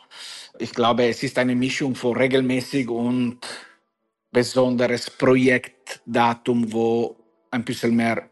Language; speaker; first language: German; non-native, fluent; Italian